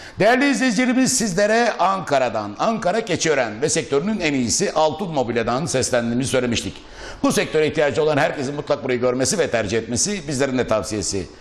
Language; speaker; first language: Turkish; native; Turkish